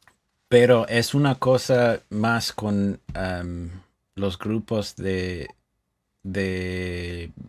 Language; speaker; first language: Spanish; non-native, fluent; English